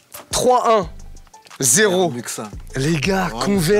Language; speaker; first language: French; native; French